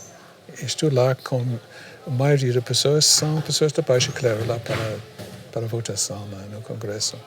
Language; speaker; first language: Portuguese; non-native, fluent; English